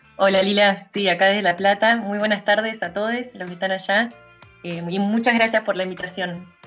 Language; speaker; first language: Spanish; early bilingual, other home language; Russian